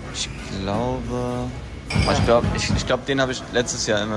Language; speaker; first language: German; native; German